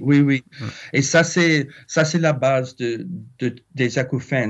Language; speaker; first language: French; non-native, fluent; English